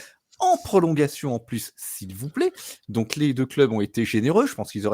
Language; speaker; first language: French; native; French